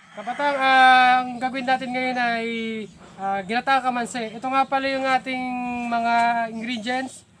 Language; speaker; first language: Filipino; native; Filipino